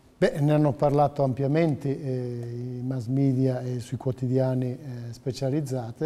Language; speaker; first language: Italian; native; Italian